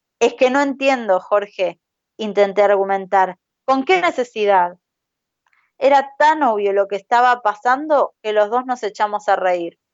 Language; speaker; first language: Spanish; native; Spanish